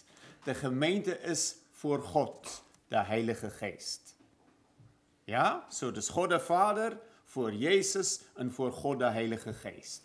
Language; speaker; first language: Dutch; non-native, fluent; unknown